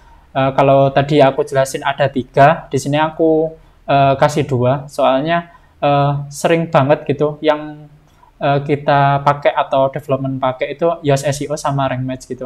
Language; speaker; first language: Indonesian; native; Indonesian